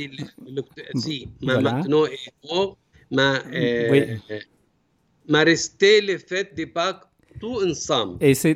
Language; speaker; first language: French; non-native, learner; Arabic